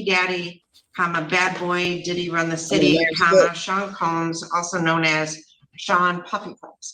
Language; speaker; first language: English; native; English